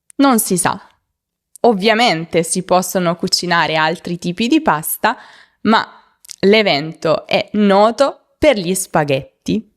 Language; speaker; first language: Italian; native; Italian